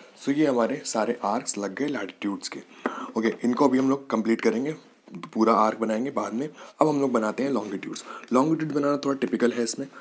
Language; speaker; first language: Hindi; native; Hindi